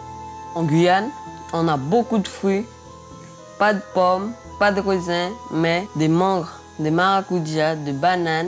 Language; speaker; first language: French; non-native, local second language; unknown